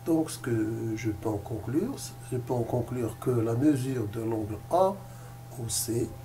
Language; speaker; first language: French; non-native, local second language; Arabic